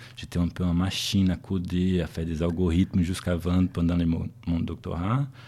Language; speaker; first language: French; non-native, fluent; Portuguese